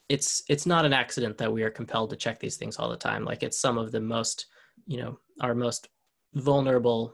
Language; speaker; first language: English; native; English